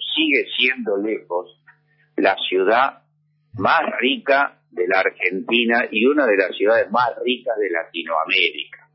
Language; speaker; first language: Spanish; native; Spanish